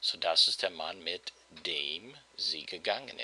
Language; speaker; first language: German; non-native, fluent; English